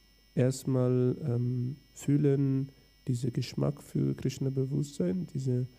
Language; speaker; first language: German; non-native, fluent; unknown